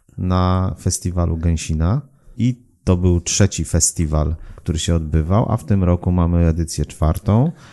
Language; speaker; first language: Polish; native; Polish